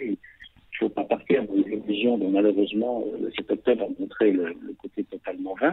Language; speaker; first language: French; native; French